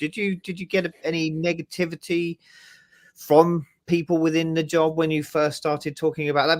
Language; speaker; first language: English; native; English